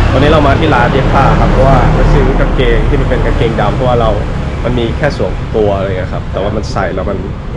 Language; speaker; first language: Thai; native; Thai